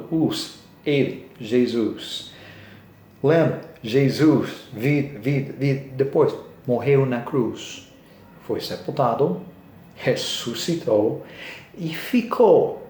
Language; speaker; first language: Portuguese; non-native, learner; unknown